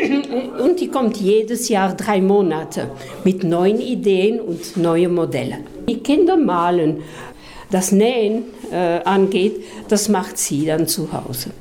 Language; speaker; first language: German; non-native, fluent; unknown